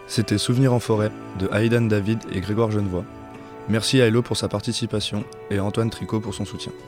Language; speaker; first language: French; native; French